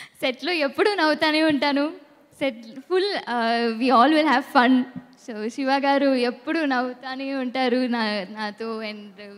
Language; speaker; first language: Telugu; non-native, learner; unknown